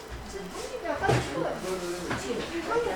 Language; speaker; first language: Korean; non-native, learner; Chinese